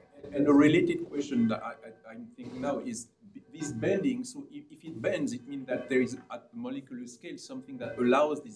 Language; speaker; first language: English; non-native, fluent; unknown